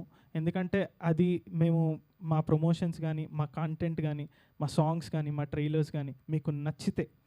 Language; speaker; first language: Telugu; native; Telugu